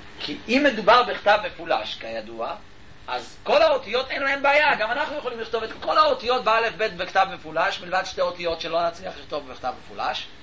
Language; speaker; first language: Hebrew; native; Hebrew